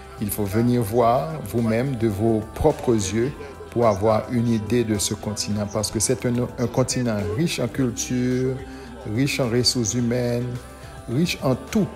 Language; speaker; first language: French; non-native, local second language; Haitian Creole